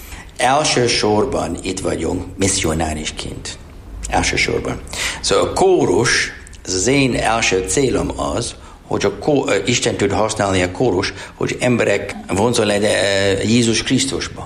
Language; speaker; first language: Hungarian; non-native, learner; English